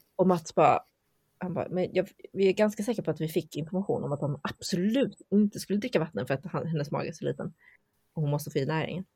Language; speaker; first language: Swedish; early bilingual, heritage; Chinese